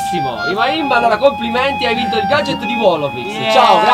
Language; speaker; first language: Italian; native; Italian